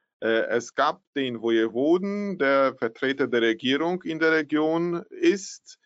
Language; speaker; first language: German; non-native, fluent; Polish